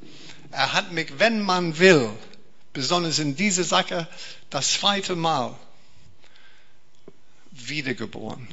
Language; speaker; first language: German; non-native, fluent; English